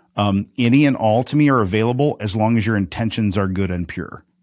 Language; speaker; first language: English; native; English